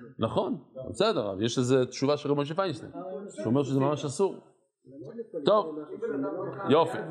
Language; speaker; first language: Hebrew; non-native, fluent; English